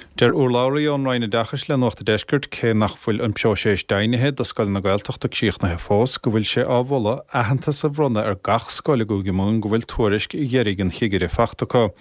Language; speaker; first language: Irish; native; Irish